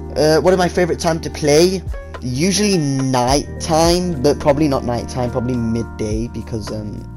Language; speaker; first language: English; native; English